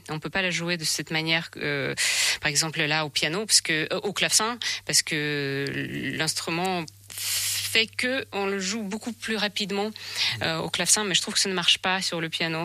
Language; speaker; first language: French; non-native, fluent; Russian